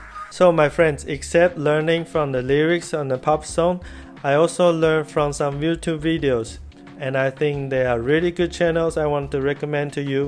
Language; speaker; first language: English; non-native, fluent; Chinese